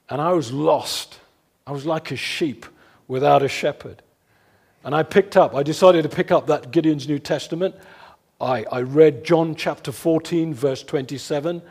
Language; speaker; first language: English; native; English